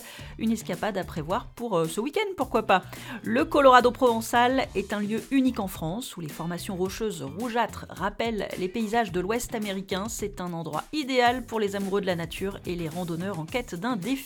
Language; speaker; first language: French; native; French